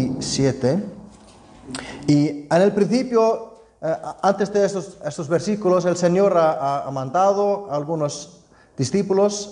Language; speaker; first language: Spanish; non-native, fluent; Icelandic